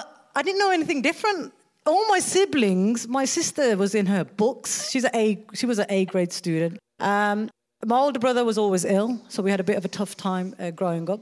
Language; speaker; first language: English; native; English